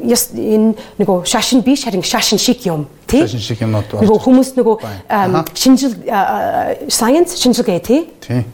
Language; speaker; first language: Mongolian; non-native, fluent; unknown